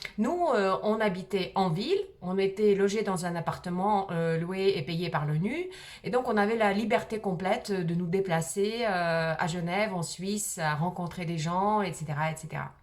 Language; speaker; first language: French; early bilingual, other home language; Russian